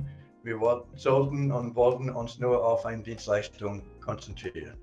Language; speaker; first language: German; non-native, fluent; English